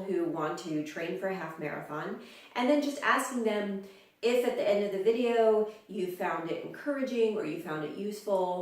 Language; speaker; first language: English; native; English